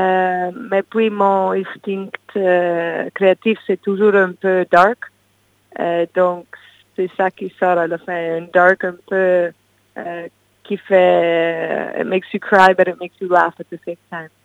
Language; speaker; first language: French; non-native, fluent; English